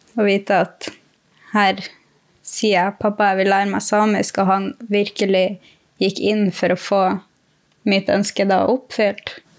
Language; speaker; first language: Norwegian; native; Norwegian